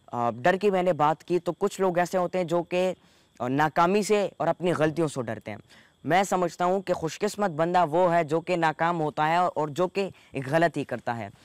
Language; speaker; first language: Urdu; native; Urdu